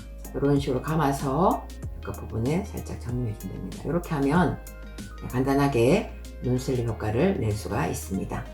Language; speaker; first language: Korean; native; Korean